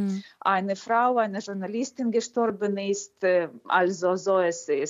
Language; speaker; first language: German; non-native, fluent; Ukrainian